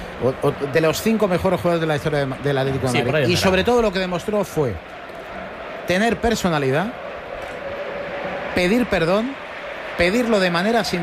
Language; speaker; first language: Spanish; native; Spanish